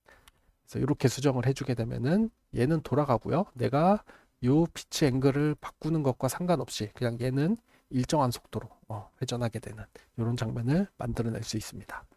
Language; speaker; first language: Korean; native; Korean